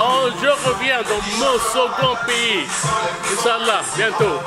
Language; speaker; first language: French; non-native, local second language; Arabic